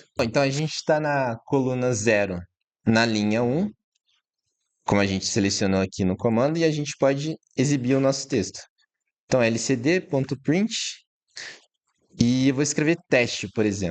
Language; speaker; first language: Portuguese; native; Portuguese